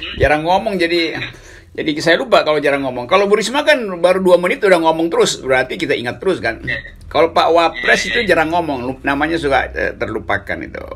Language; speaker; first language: Indonesian; native; Indonesian